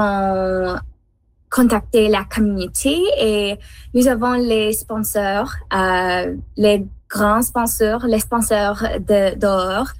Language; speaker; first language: French; non-native, learner; English